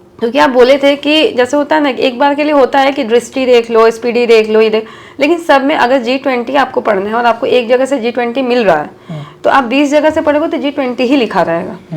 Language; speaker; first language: Hindi; native; Hindi